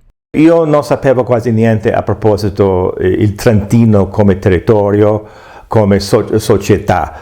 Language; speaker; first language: Italian; non-native, fluent; English